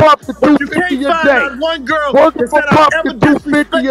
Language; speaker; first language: English; native; English